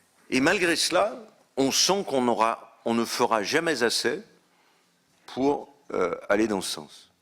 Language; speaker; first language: French; native; French